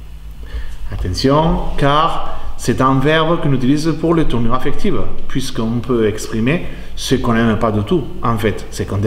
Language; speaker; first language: French; non-native, fluent; Spanish